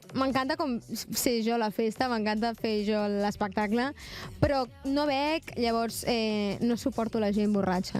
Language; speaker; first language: Catalan; native; Catalan